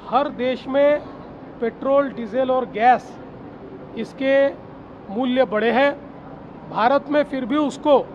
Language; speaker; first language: Hindi; non-native, local second language; Marathi